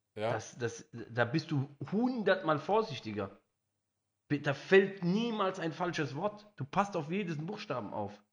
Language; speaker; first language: German; early bilingual, other home language; Arabic